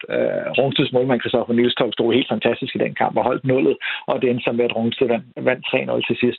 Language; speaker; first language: Danish; native; Danish